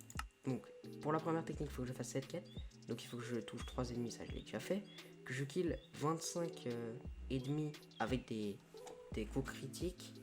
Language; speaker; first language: French; native; French